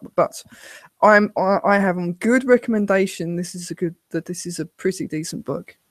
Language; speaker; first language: English; native; English